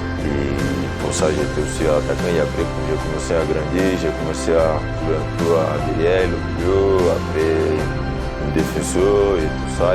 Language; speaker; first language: French; non-native, fluent; Portuguese